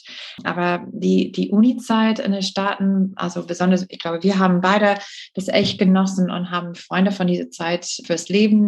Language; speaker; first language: German; non-native, fluent; English